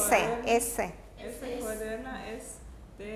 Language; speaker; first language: Spanish; non-native, learner; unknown